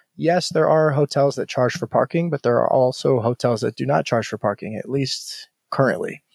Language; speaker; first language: English; native; English